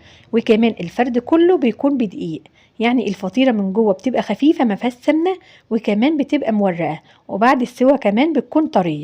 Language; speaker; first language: Arabic; native; Arabic